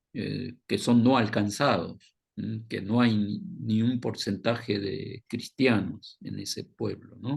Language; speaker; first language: Spanish; non-native, fluent; Korean